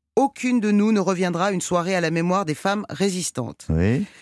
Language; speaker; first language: French; non-native, fluent; Persian